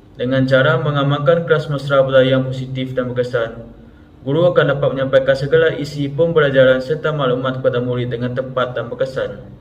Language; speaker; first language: Malay; non-native, local second language; Iban